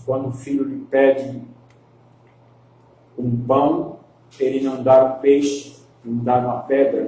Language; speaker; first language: Portuguese; native; Portuguese